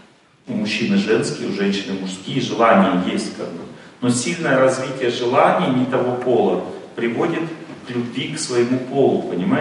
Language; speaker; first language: Russian; native; Russian